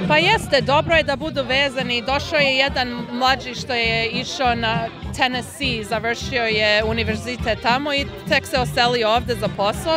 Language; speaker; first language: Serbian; early bilingual, heritage; Serbian